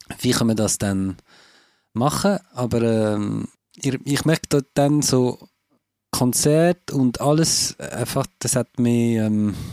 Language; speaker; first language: German; non-native, fluent; French